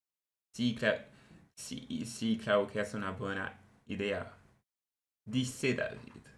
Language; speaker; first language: Spanish; non-native, learner; French